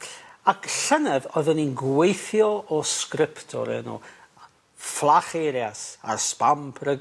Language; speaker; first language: Welsh; native; Welsh